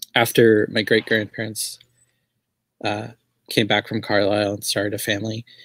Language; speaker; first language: English; native; English